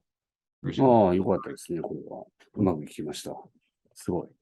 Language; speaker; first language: Japanese; native; Japanese